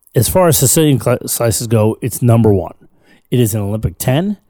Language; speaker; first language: English; native; English